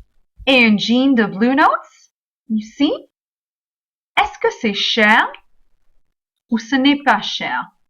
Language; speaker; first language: French; non-native, fluent; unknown